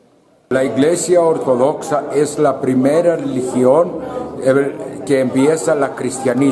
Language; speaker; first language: Spanish; non-native, learner; Greek